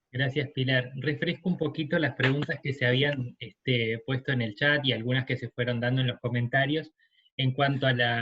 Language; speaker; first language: Spanish; native; Spanish